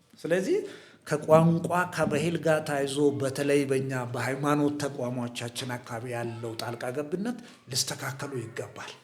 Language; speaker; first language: Amharic; non-native, local second language; Hadiyya